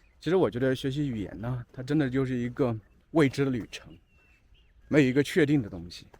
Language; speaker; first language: Chinese; native; Chinese